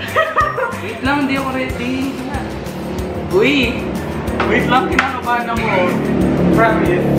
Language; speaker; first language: Filipino; native; Filipino